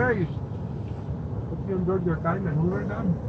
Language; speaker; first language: English; native; English